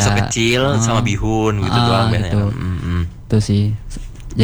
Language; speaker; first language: Indonesian; non-native, local second language; Javanese